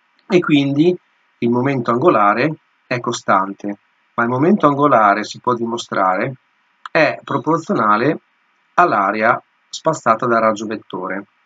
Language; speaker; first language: Italian; native; Italian